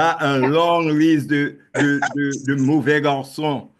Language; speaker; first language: French; non-native, local second language; Haitian Creole